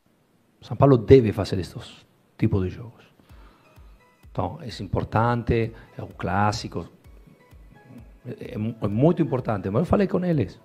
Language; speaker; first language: Portuguese; non-native, fluent; Spanish